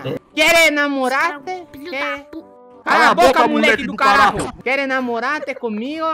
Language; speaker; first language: Spanish; non-native, learner; Portuguese